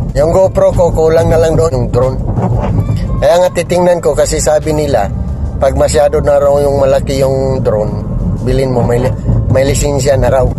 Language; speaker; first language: Filipino; non-native, local second language; Cebuano